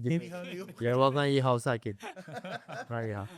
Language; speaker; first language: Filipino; non-native, learner; Japanese